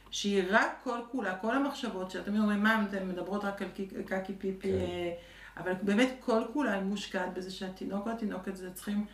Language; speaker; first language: Hebrew; early bilingual, other home language; French